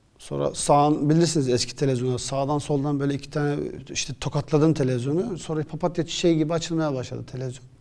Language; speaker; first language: Turkish; early bilingual, other home language; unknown